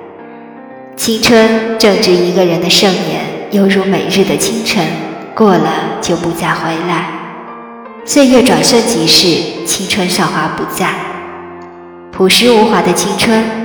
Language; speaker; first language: Chinese; native; Chinese